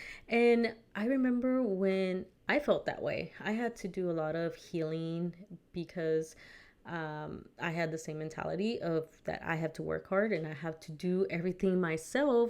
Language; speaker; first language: English; early bilingual, other home language; Spanish